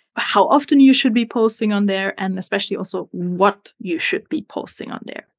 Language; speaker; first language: English; non-native, fluent; Italian